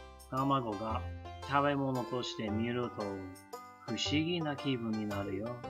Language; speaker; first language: Japanese; non-native, learner; English